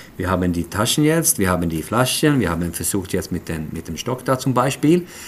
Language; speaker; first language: German; non-native, fluent; Swedish